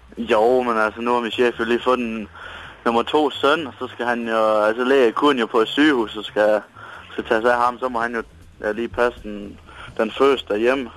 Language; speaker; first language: Danish; native; Danish